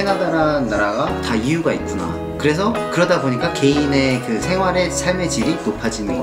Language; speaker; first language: Korean; native; Korean